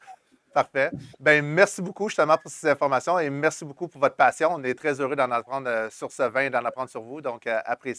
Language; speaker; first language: French; native; French